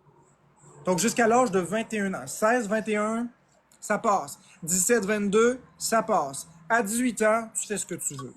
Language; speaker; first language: French; native; French